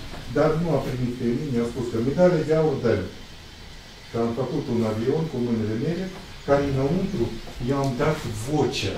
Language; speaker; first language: Romanian; non-native, local second language; Russian